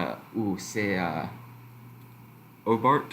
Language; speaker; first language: French; non-native, learner; English